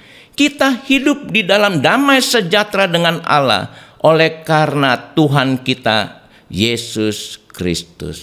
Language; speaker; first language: Indonesian; native; Indonesian